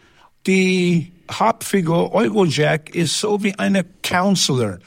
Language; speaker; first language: German; non-native, fluent; English